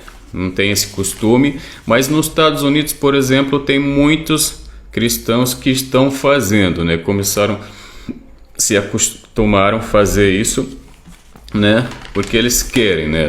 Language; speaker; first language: Portuguese; non-native, fluent; Arabic